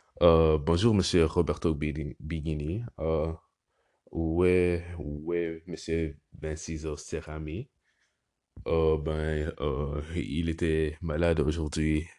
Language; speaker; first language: French; non-native, learner; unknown